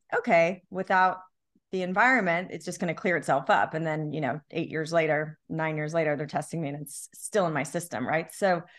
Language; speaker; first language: English; native; English